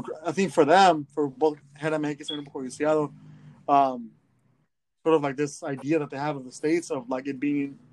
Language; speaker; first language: English; early bilingual, other home language; Spanish